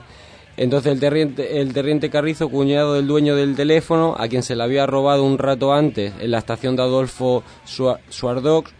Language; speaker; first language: Spanish; native; Spanish